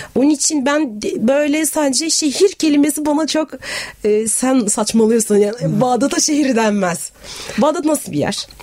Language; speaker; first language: Turkish; non-native, fluent; Arabic